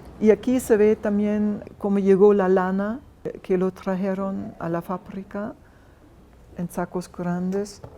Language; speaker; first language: Spanish; non-native, fluent; German